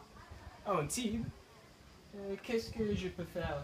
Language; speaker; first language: French; non-native, learner; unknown